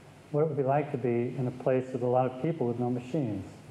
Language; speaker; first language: English; native; English